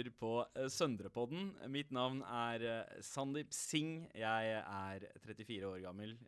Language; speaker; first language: Norwegian; early bilingual, other home language; Punjabi